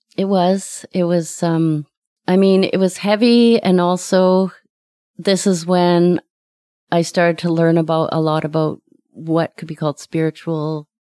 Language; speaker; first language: English; native; English